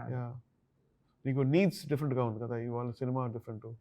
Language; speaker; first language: Telugu; non-native, local second language; Tamil